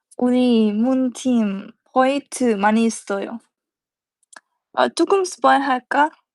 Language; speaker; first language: Korean; non-native, learner; Thai